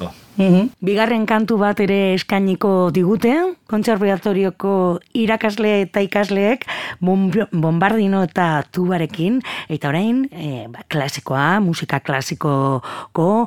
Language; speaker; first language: Basque; native; Basque